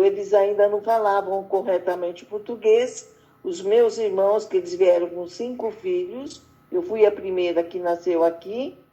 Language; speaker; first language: Portuguese; early bilingual, other home language; Arabic